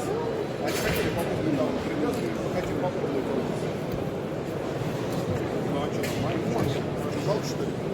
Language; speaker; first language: Russian; native; Russian